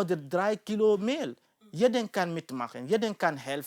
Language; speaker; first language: German; non-native, learner; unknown